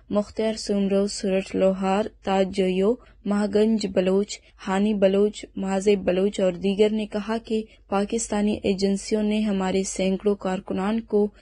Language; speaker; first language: Urdu; non-native, local second language; Baluchi